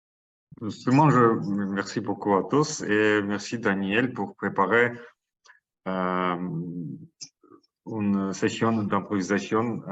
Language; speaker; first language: French; non-native, learner; Russian